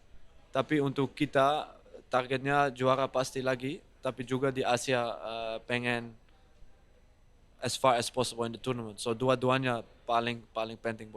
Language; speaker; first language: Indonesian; non-native, fluent; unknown